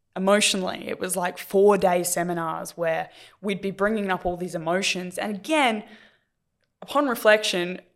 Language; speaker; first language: English; native; English